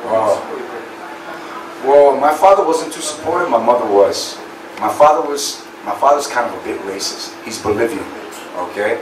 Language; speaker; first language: English; native; English